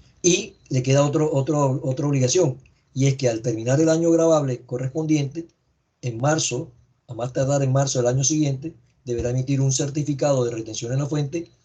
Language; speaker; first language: Spanish; native; Spanish